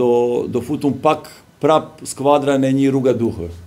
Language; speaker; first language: Albanian; non-native, learner; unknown